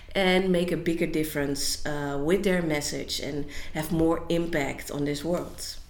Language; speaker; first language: English; non-native, fluent; Dutch